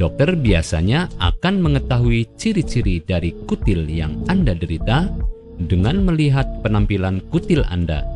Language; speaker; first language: Indonesian; native; Indonesian